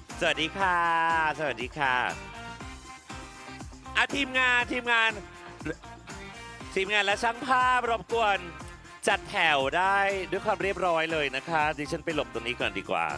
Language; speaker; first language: Thai; native; Thai